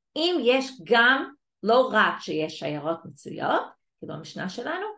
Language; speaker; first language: Hebrew; non-native, fluent; English